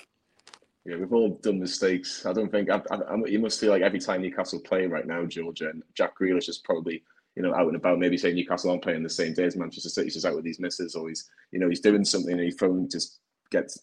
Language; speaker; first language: English; native; English